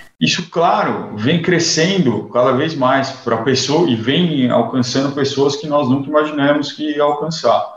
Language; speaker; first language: Portuguese; native; Portuguese